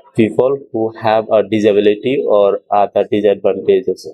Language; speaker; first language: English; non-native, local second language; Bangla